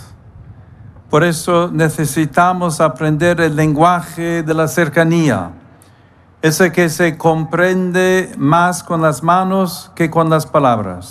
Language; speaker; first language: Spanish; non-native, fluent; English